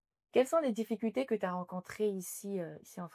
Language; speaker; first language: French; native; French